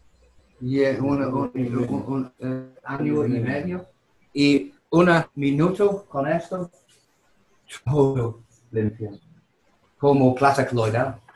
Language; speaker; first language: Spanish; non-native, learner; English